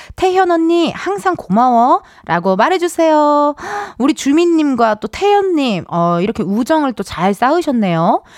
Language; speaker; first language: Korean; native; Korean